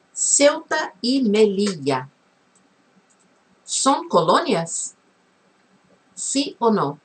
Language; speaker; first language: Spanish; non-native, fluent; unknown